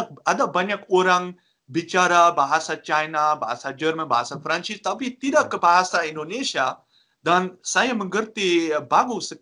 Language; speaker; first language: Indonesian; non-native, learner; Dutch